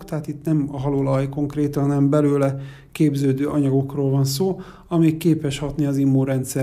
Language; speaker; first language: Hungarian; native; Hungarian